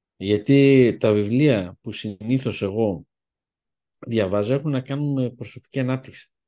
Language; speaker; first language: Greek; early bilingual, heritage; Greek